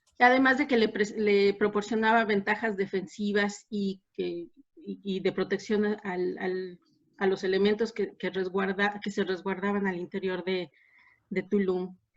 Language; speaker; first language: Spanish; native; Spanish